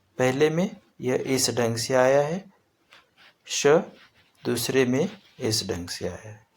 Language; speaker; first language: Hindi; non-native, local second language; Marathi